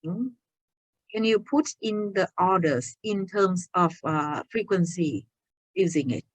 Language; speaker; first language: English; non-native, fluent; Vietnamese